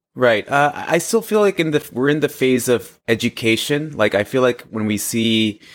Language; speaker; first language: English; early bilingual, other home language; Hindi